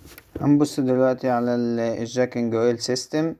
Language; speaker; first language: Arabic; native; Arabic